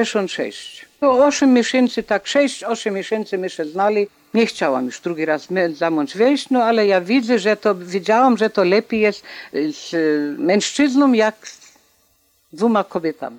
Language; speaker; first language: Polish; non-native, local second language; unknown